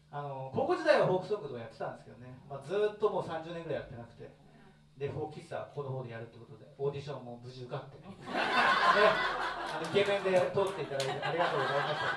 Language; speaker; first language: Japanese; native; Japanese